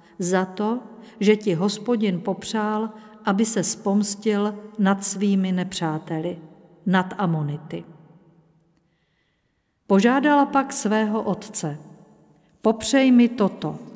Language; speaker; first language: Czech; native; Czech